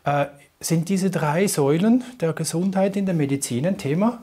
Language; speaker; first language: German; native; German